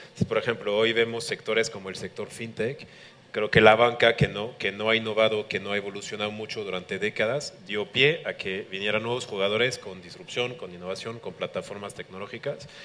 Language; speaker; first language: Spanish; non-native, fluent; French